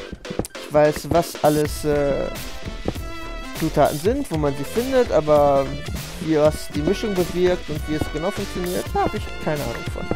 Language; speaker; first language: German; native; German